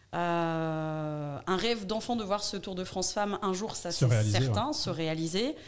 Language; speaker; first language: French; native; French